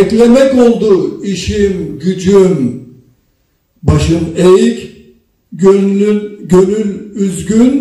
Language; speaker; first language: Turkish; native; Turkish